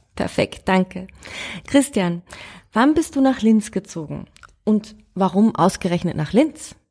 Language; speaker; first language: German; native; German